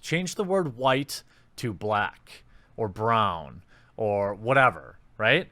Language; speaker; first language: English; native; English